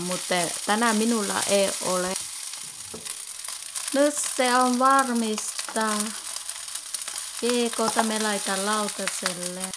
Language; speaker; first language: Finnish; non-native, learner; Thai